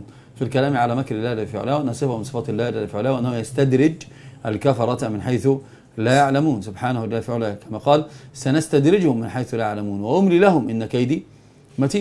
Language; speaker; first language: Arabic; native; Arabic